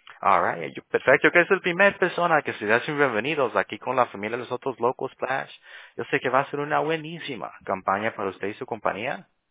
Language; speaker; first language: Spanish; early bilingual, heritage; Spanish